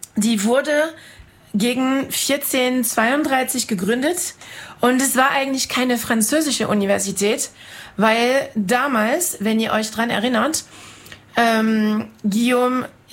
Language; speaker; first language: German; non-native, fluent; French